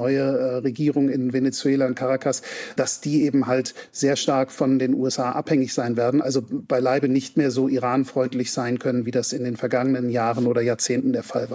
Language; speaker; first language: German; native; German